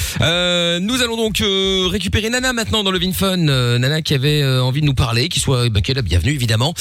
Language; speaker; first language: French; early bilingual, other home language; Portuguese